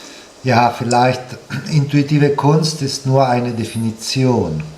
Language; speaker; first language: German; non-native, fluent; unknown